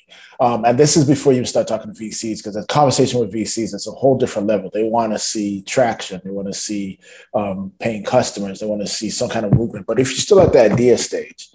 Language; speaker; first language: English; non-native, local second language; Yoruba